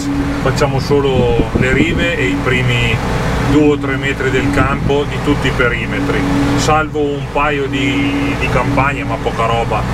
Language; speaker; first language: Italian; native; Italian